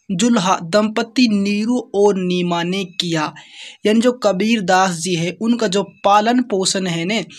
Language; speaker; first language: Hindi; native; Hindi